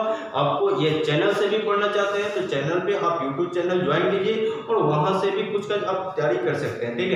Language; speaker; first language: Hindi; native; Hindi